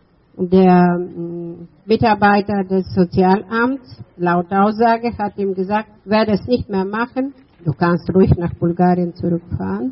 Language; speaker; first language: German; non-native, fluent; Bulgarian